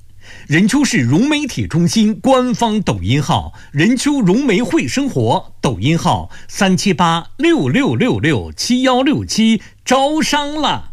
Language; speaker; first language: Chinese; native; Chinese